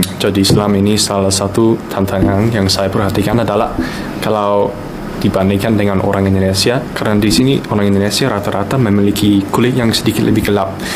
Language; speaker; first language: Indonesian; non-native, fluent; English